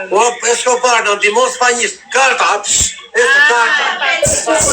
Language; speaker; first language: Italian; non-native, learner; Albanian